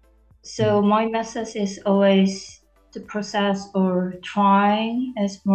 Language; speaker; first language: English; non-native, learner; Korean